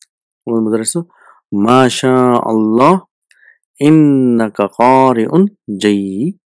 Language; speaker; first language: Arabic; non-native, fluent; English